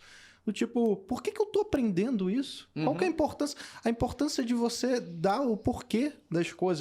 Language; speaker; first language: Portuguese; native; Portuguese